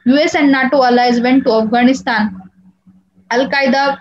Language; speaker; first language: English; non-native, local second language; Marathi